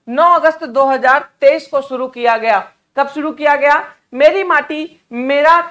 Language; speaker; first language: Hindi; native; Hindi